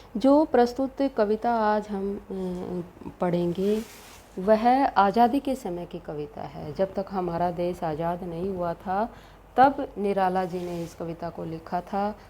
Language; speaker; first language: Hindi; native; Hindi